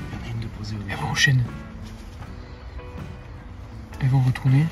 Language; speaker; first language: French; native; French